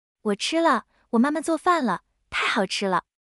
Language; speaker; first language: Chinese; non-native, learner; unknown